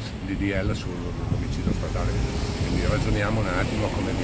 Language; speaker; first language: Italian; native; Italian